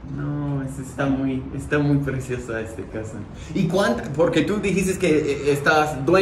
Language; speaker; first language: Spanish; non-native, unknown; English